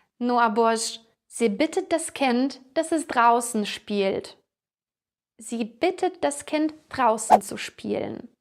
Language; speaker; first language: German; non-native, fluent; Ukrainian